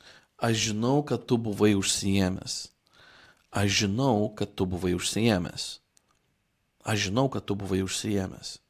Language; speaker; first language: Lithuanian; non-native, fluent; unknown